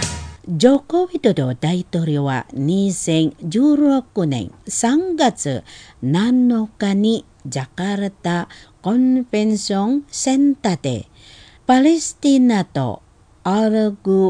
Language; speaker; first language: Japanese; non-native, fluent; Indonesian